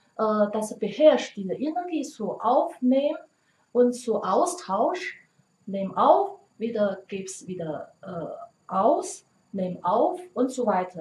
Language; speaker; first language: German; non-native, learner; Chinese